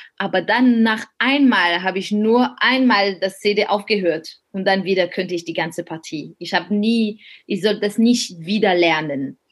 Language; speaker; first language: German; non-native, fluent; French